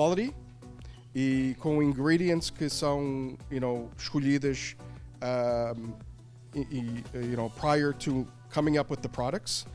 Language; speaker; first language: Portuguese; early bilingual, heritage; Portuguese